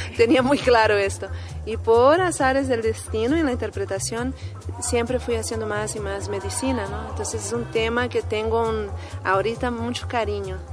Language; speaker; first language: Spanish; non-native, fluent; Portuguese